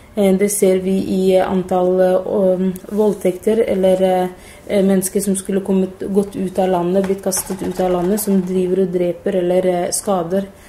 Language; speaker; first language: Norwegian; early bilingual, other home language; Somali